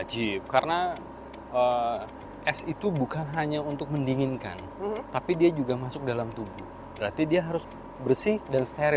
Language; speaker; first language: Indonesian; native; Indonesian